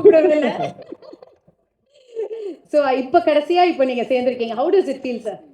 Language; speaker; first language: Tamil; native; Tamil